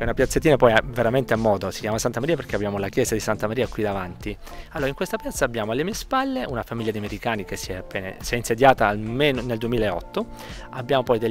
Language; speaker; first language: Italian; native; Italian